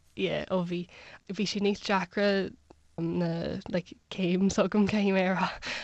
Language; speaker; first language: Irish; non-native, local second language; English